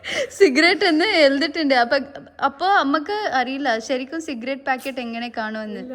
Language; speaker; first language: Malayalam; non-native, learner; Kannada